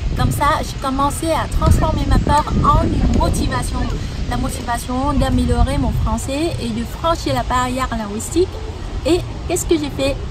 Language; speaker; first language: French; non-native, fluent; Vietnamese